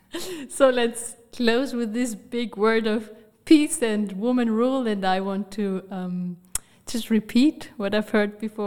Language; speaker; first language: English; non-native, fluent; German